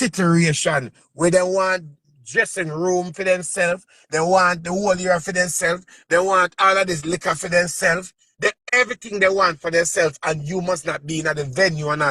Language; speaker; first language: English; native; English